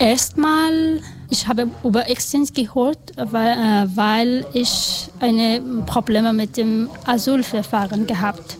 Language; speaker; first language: German; non-native, learner; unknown